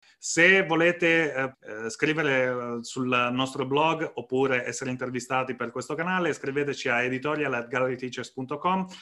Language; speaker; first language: Italian; native; Italian